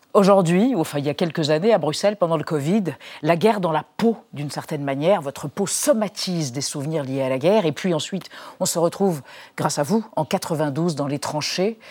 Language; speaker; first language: French; native; French